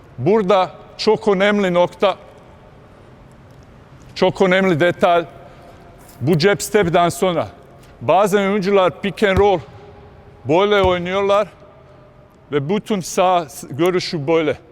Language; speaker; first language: Turkish; non-native, fluent; Bosnian